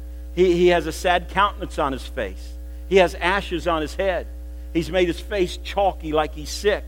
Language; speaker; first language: English; native; English